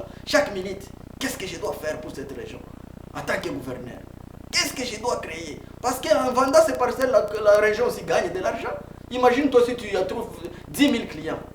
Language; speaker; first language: French; non-native, local second language; Swahili